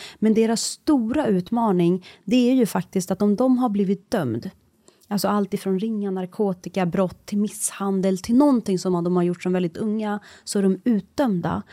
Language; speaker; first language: Swedish; early bilingual, other home language; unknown